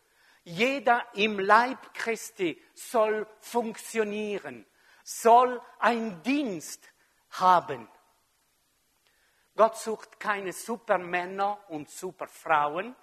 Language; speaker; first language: German; non-native, fluent; French